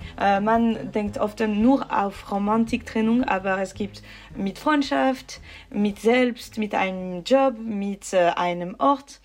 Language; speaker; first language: German; non-native, learner; French